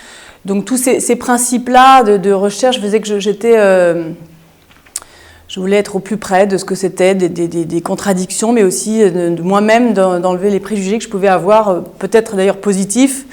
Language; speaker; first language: French; native; French